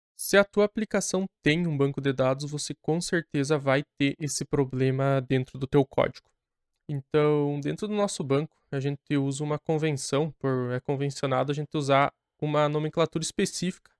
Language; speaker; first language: Portuguese; native; Portuguese